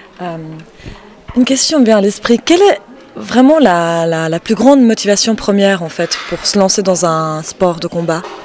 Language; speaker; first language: French; native; French